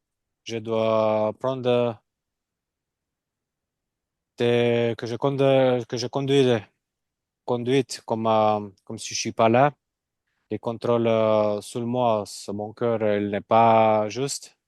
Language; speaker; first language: French; non-native, learner; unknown